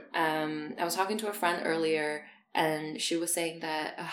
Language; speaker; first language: English; non-native, fluent; Chinese